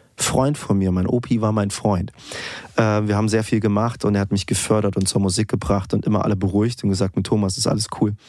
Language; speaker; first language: German; non-native, fluent; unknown